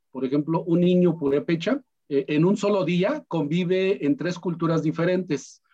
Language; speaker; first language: Spanish; non-native, local second language; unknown